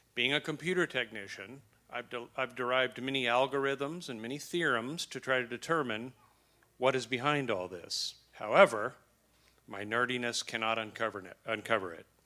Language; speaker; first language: English; native; English